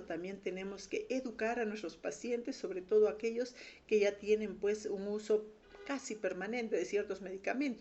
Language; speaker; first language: Spanish; native; Spanish